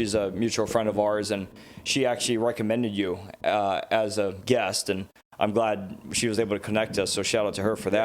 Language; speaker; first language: English; native; English